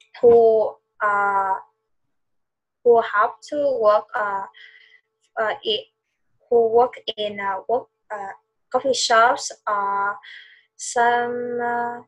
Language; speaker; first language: English; non-native, learner; Vietnamese